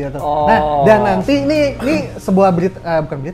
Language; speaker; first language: Indonesian; native; Indonesian